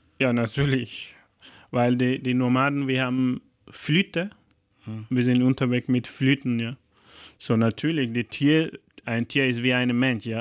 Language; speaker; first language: German; non-native, learner; Fula